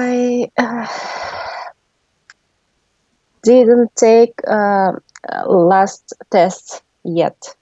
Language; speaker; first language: English; non-native, learner; Russian